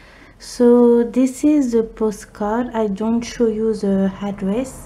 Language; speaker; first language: English; non-native, learner; French